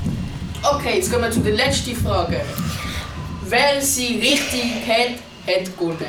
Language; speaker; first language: German; non-native, local second language; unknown